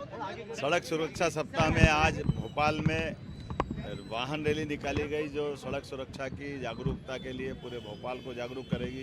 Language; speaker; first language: Hindi; native; Hindi